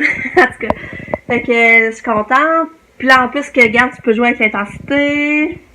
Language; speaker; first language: French; native; French